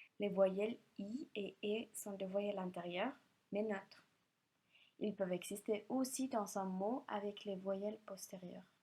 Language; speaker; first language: French; non-native, fluent; Finnish